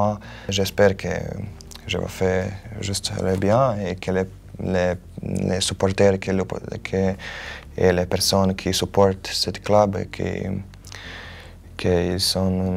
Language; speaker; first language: French; non-native, learner; Croatian